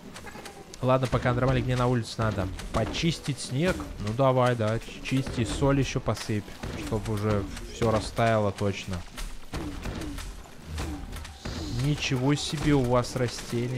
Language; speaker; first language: Russian; native; Russian